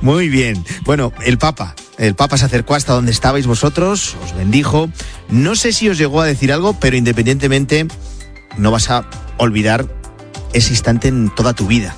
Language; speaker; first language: Spanish; native; Spanish